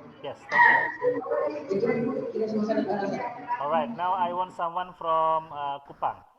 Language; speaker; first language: English; non-native, fluent; Indonesian